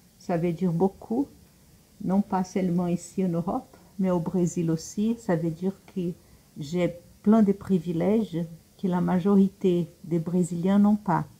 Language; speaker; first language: French; non-native, fluent; Portuguese